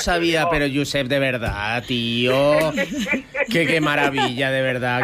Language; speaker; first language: Spanish; native; Spanish